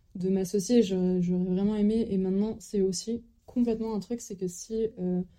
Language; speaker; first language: French; native; French